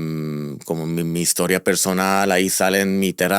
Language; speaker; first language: Spanish; non-native, fluent; Hebrew